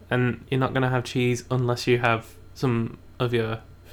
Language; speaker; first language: English; native; English